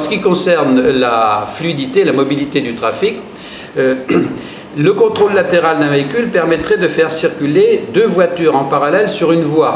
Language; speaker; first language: French; native; French